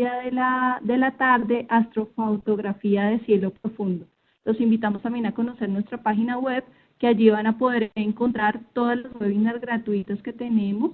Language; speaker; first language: Spanish; native; Spanish